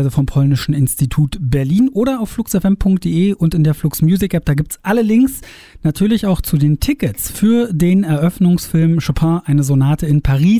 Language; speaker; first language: German; native; German